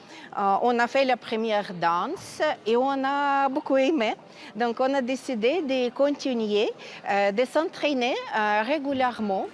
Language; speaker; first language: French; non-native, fluent; Ukrainian